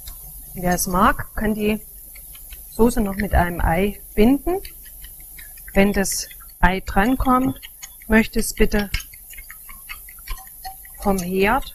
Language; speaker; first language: German; native; German